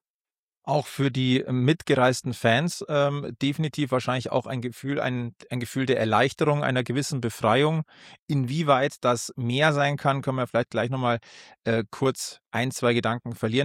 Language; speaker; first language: German; native; German